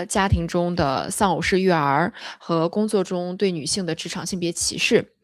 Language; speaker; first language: Chinese; native; Chinese